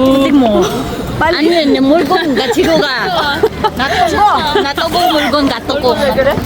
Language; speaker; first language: Korean; non-native, learner; Filipino